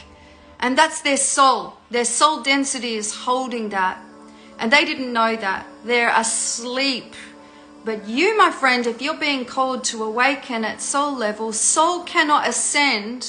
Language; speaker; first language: English; native; English